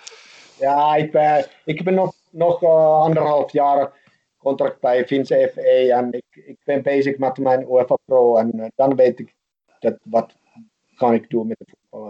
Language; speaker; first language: Dutch; non-native, fluent; Finnish